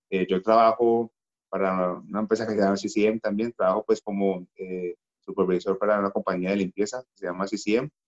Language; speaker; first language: Spanish; native; Spanish